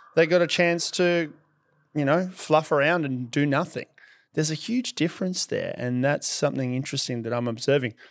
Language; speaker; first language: English; native; English